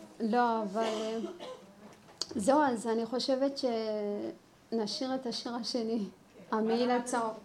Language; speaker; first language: Hebrew; early bilingual, other home language; Amharic